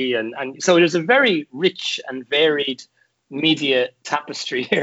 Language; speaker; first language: English; native; English